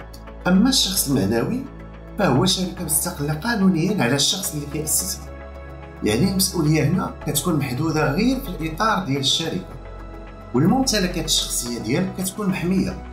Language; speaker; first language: Arabic; native; Arabic